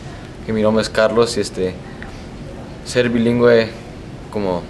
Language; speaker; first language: Spanish; early bilingual, other home language; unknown